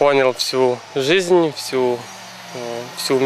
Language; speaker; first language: Russian; non-native, learner; Lithuanian